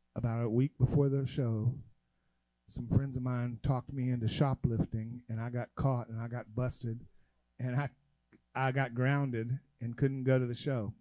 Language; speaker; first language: English; native; English